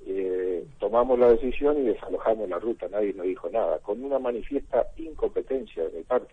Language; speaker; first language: Spanish; native; Spanish